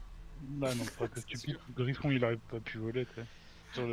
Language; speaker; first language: French; native; French